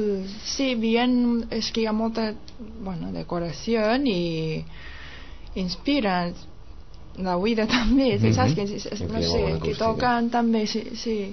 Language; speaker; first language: Catalan; non-native, fluent; Japanese